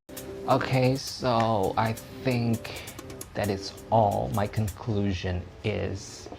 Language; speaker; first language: English; non-native, fluent; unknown